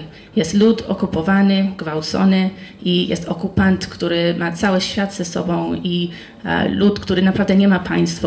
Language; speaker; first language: Polish; non-native, fluent; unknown